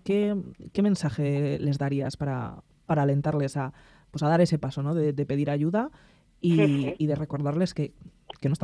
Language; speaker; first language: Spanish; native; Spanish